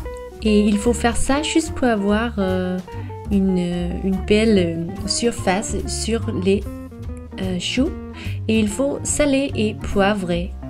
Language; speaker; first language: French; non-native, fluent; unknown